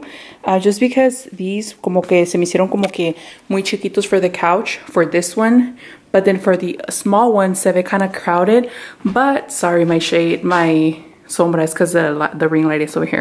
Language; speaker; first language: English; early bilingual, other home language; Spanish